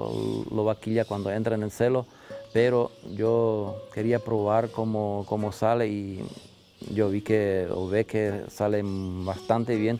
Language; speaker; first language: Spanish; non-native, local second language; German